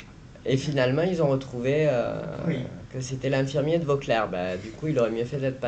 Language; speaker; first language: French; native; French